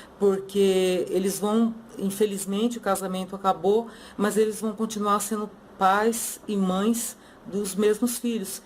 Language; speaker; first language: Portuguese; native; Portuguese